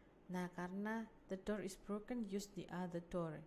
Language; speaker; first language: English; non-native, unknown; Indonesian